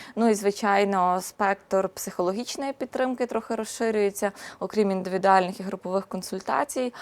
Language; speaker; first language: Ukrainian; native; Ukrainian